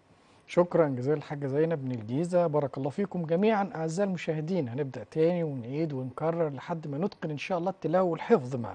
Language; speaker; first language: Arabic; native; Arabic